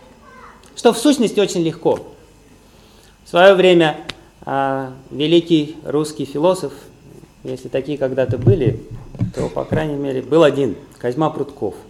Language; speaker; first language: Russian; native; Russian